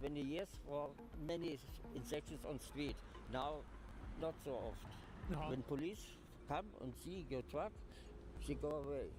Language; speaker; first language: English; non-native, learner; German